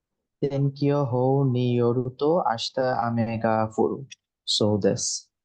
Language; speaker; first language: Japanese; non-native, learner; Bangla